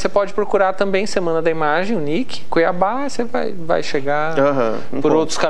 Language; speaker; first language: Portuguese; native; Portuguese